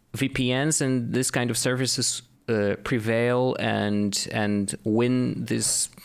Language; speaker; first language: English; non-native, fluent; Polish